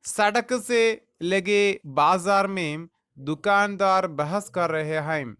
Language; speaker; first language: Hindi; non-native, local second language; Malayalam